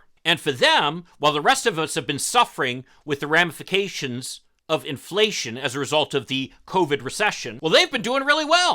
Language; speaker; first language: English; native; English